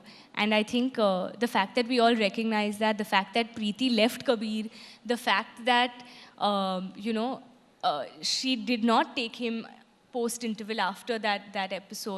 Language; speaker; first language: English; non-native, local second language; Hindi